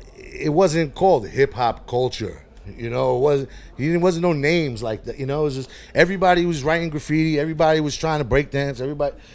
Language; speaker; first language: English; native; English